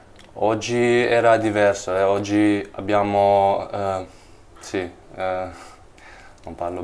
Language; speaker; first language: Italian; non-native, learner; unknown